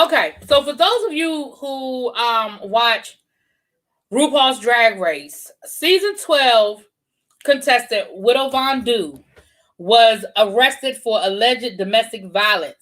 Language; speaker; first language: English; native; English